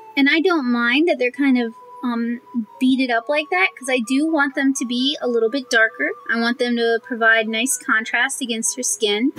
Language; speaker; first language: English; native; English